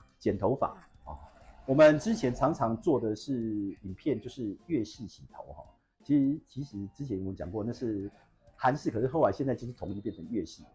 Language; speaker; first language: Chinese; native; Chinese